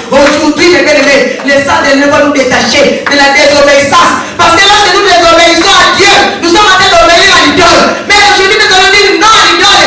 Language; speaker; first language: French; non-native, local second language; Lingala